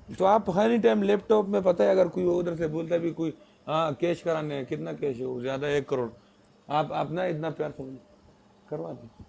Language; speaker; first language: Urdu; non-native, local second language; Pashto